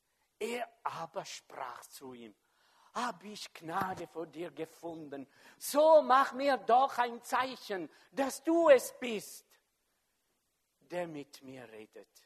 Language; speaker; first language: German; non-native, fluent; French